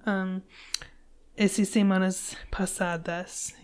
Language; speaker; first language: Portuguese; non-native, learner; English